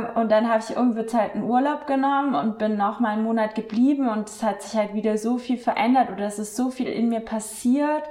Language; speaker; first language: German; native; German